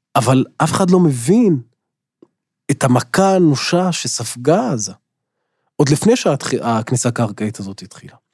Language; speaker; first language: Hebrew; non-native, local second language; Arabic